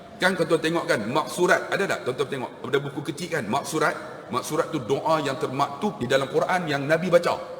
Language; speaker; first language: Malay; native; Malay